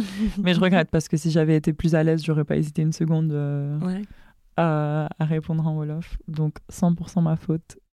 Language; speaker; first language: French; native; French